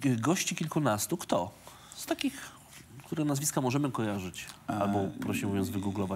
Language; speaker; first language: Polish; native; Polish